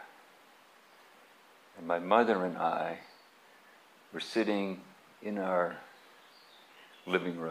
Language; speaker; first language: English; native; English